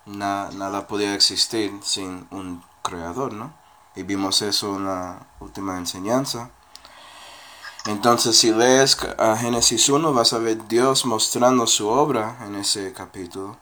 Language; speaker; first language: Spanish; non-native, fluent; English